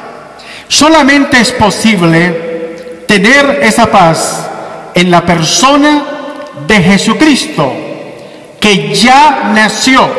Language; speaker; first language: Spanish; native; Spanish